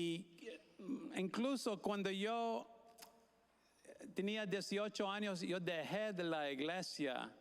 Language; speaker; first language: Spanish; non-native, fluent; English